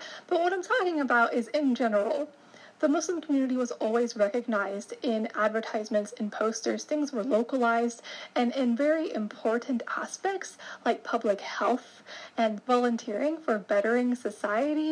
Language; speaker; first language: English; native; English